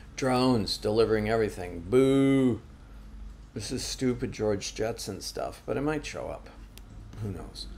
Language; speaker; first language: English; native; English